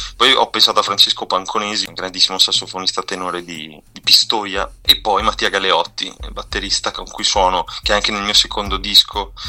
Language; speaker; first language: Italian; native; Italian